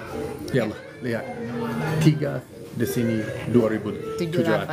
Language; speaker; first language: Indonesian; non-native, learner; English